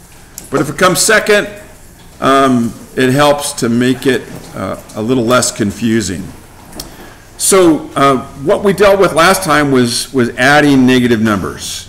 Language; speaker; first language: English; native; English